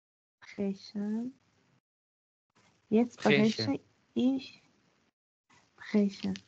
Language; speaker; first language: German; non-native, learner; Persian